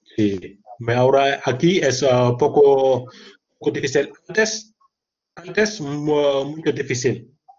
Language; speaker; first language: Spanish; non-native, learner; Wolof